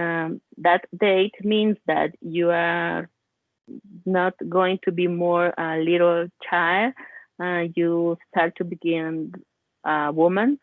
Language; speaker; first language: English; non-native, learner; Spanish